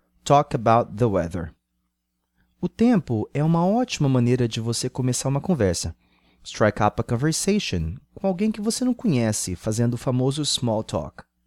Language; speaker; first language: Portuguese; native; Portuguese